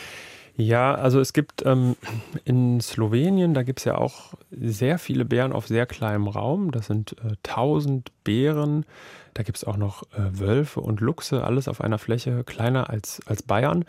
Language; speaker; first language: German; native; German